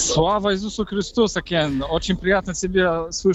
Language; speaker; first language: Russian; non-native, fluent; Polish